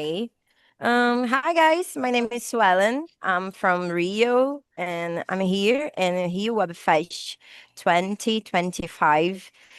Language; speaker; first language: English; non-native, learner; Portuguese